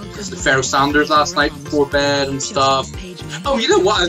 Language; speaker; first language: English; native; English